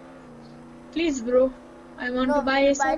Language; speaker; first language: English; non-native, learner; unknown